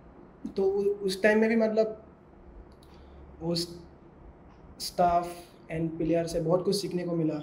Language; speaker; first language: Hindi; non-native, local second language; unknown